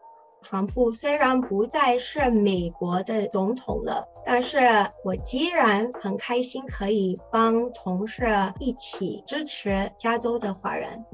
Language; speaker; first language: Chinese; early bilingual, heritage; English